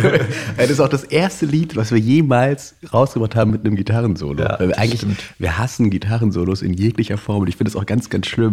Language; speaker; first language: German; native; German